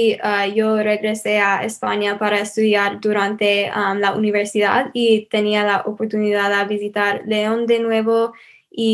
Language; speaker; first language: Spanish; non-native, learner; English